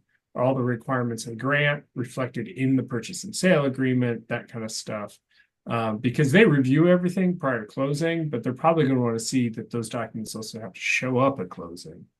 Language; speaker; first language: English; native; English